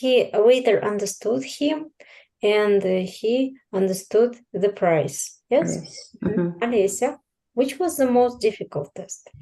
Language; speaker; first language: English; non-native, fluent; Russian